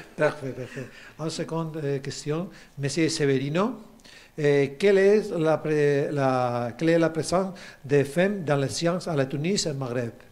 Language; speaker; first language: French; non-native, fluent; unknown